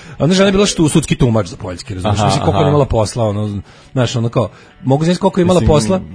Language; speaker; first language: Serbian; native; Serbian